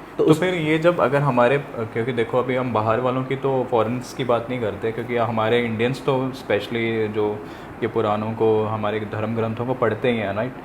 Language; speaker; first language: Hindi; non-native, local second language; Punjabi